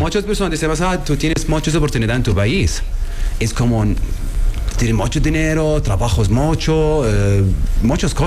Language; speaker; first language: Spanish; non-native, learner; Arabic